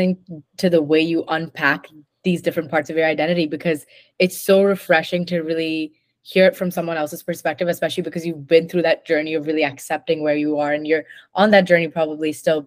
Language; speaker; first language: English; non-native, local second language; Hindi